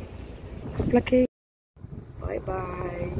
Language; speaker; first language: English; non-native, fluent; Dutch